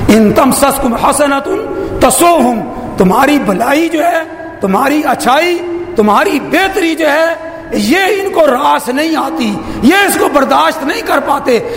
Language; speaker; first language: Urdu; native; Urdu